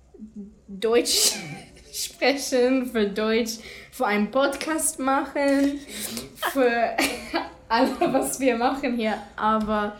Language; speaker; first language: German; non-native, learner; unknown